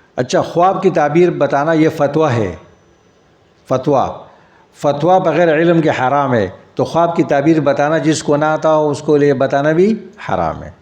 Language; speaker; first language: Urdu; non-native, local second language; Pashto